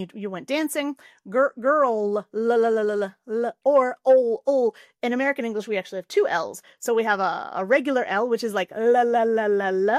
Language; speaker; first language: English; native; English